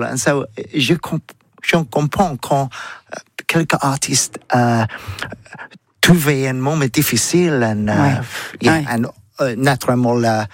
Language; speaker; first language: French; non-native, learner; English